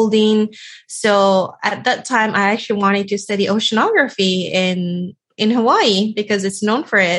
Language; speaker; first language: English; non-native, fluent; Japanese